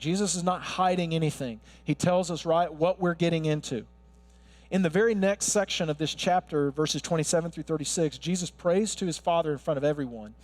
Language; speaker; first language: English; native; English